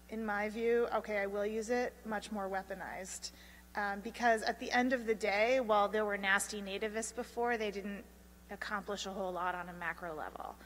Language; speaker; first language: English; native; English